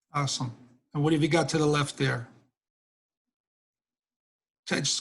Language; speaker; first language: English; native; English